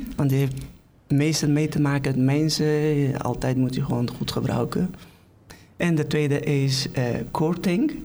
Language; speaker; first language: Dutch; non-native, fluent; Persian